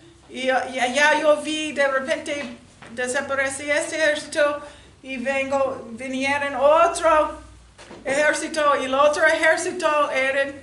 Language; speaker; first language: Spanish; non-native, learner; English